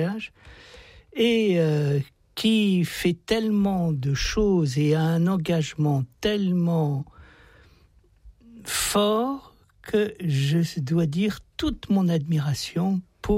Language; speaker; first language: French; native; French